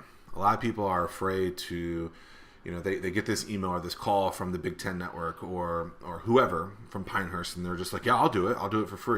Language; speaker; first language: English; native; English